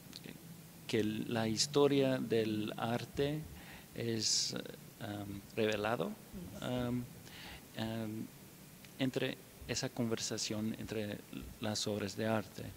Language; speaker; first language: Spanish; non-native, fluent; English